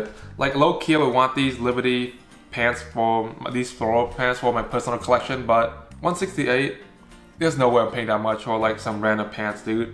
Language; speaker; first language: English; native; English